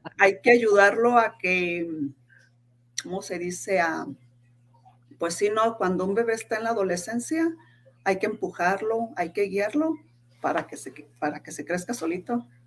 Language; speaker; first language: Spanish; native; Spanish